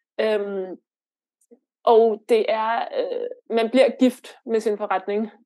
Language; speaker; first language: Danish; early bilingual, other home language; Lithuanian